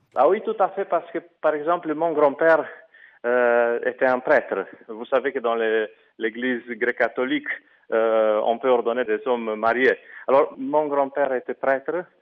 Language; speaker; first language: French; non-native, fluent; Romanian